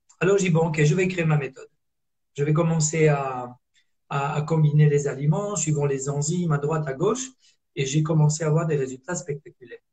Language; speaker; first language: French; non-native, fluent; Italian